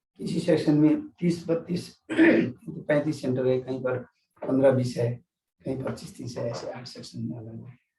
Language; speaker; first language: Hindi; non-native, fluent; Nepali